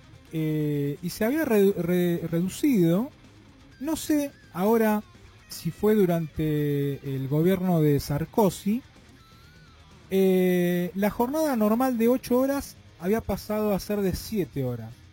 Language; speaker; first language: Spanish; native; Spanish